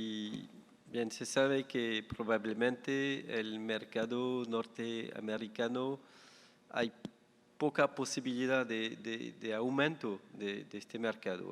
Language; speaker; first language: Spanish; non-native, fluent; French